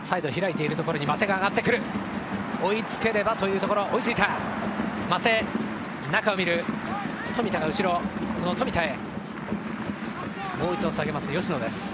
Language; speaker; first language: Japanese; native; Japanese